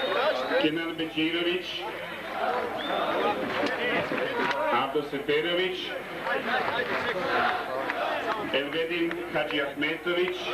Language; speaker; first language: Bosnian; native; Bosnian